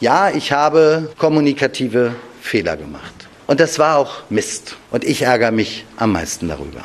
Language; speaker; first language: German; native; German